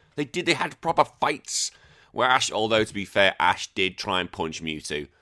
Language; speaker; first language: English; native; English